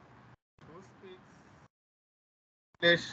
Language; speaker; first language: English; non-native, learner; Telugu